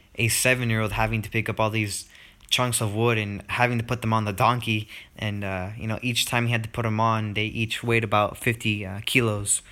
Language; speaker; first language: English; early bilingual, other home language; Spanish